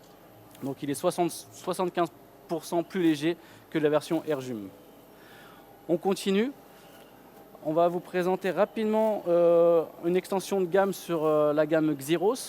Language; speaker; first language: French; native; French